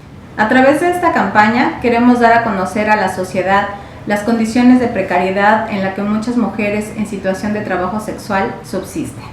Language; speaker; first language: Spanish; native; Spanish